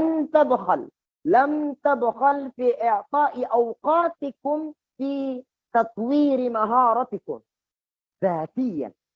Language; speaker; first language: Arabic; non-native, fluent; Indonesian